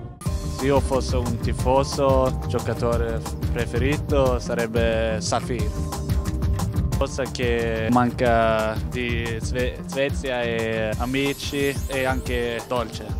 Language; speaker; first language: Italian; non-native, learner; Swedish